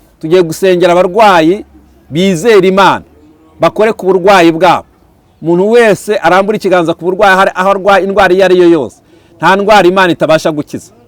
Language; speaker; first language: Kinyarwanda; early bilingual, heritage; Kinyarwanda